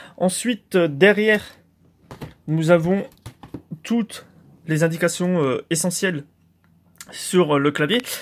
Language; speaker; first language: French; native; French